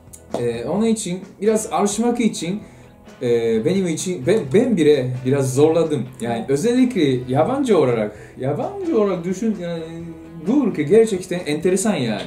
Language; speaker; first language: Turkish; non-native, fluent; Japanese